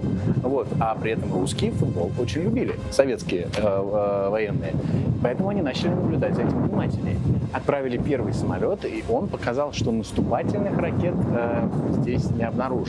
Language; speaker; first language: Russian; native; Russian